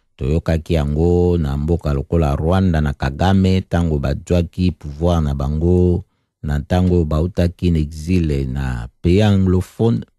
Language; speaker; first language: Lingala; native; Lingala